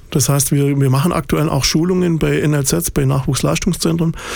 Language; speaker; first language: German; native; German